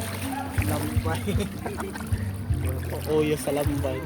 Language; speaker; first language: Filipino; non-native, local second language; Cebuano